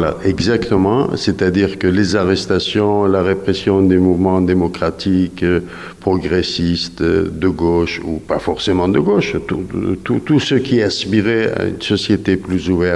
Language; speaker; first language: French; non-native, fluent; Persian